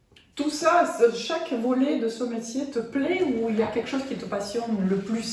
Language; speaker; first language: French; non-native, fluent; Russian